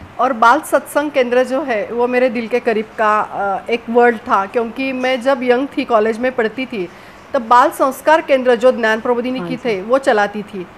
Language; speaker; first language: Hindi; non-native, local second language; Marathi